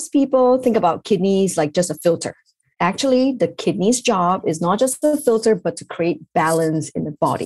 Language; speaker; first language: English; non-native, local second language; Chinese